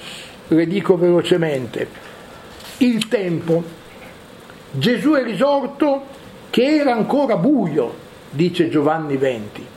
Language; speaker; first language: Italian; native; Italian